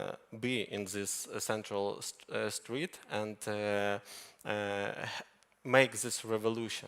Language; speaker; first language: English; non-native, learner; Ukrainian